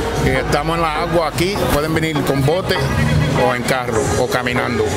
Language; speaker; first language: Spanish; early bilingual, heritage; Spanish